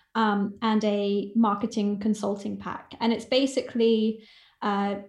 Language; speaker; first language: English; native; English